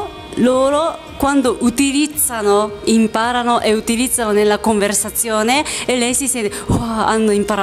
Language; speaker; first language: Italian; non-native, fluent; Japanese